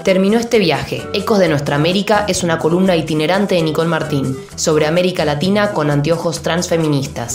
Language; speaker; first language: Spanish; native; Spanish